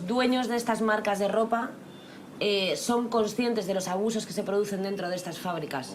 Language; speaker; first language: Spanish; native; Spanish